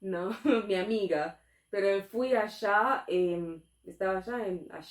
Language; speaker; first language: Spanish; non-native, fluent; English